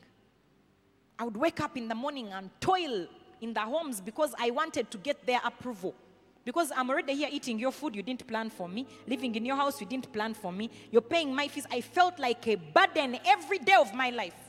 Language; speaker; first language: English; non-native, local second language; Nyankole